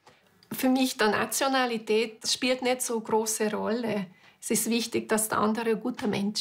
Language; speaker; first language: German; non-native, fluent; Hungarian